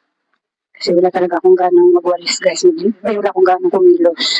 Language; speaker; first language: Filipino; native; Filipino